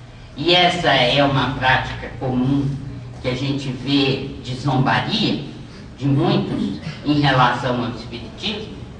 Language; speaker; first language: Portuguese; native; Portuguese